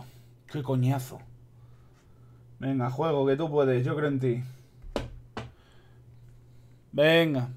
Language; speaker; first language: Spanish; native; Spanish